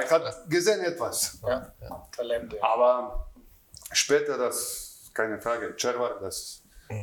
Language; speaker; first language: German; non-native, learner; Croatian